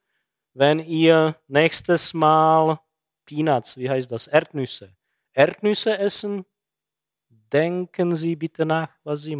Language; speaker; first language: German; non-native, fluent; Czech